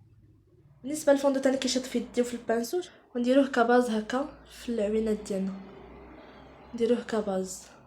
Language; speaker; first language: Arabic; native; Arabic